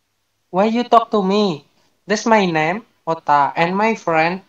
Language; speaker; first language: English; non-native, learner; Indonesian